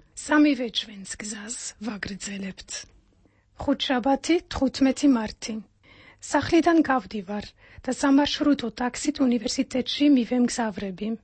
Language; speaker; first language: Georgian; non-native, fluent; Dutch